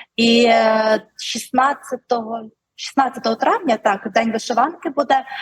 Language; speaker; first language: Ukrainian; native; Ukrainian